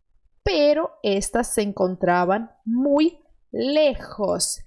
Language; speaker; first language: Spanish; non-native, fluent; Portuguese